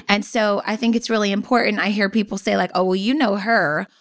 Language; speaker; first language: English; early bilingual, other home language; Filipino